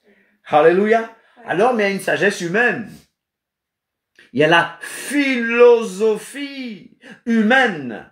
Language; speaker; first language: French; non-native, fluent; Kabuverdianu